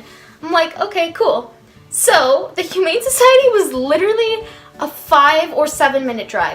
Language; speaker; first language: English; native; English